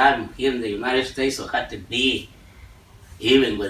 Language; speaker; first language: English; non-native, learner; Spanish